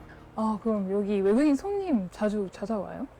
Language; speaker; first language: Korean; non-native, fluent; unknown